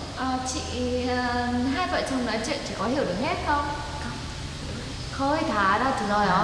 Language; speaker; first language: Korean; non-native, learner; Vietnamese